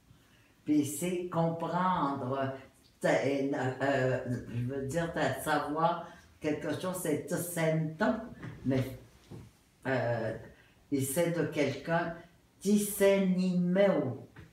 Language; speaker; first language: French; non-native, local second language; Innu-aimun